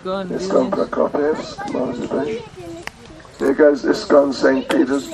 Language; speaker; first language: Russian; non-native, learner; English